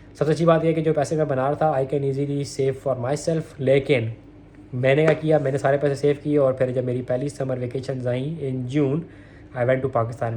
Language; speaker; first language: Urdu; non-native, local second language; Punjabi